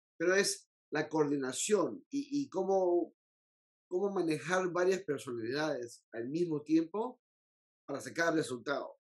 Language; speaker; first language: Spanish; early bilingual, heritage; Spanish